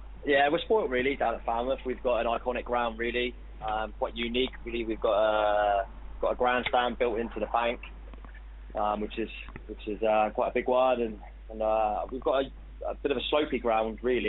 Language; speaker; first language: English; native; English